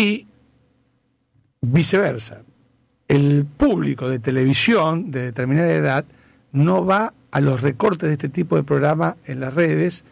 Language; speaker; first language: Spanish; native; Spanish